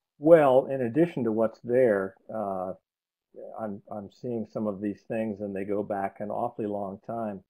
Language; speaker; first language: English; native; English